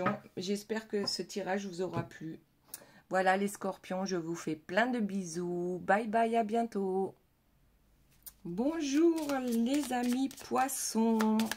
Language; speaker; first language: French; native; French